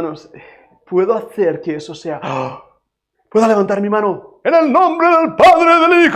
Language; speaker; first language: Spanish; native; Spanish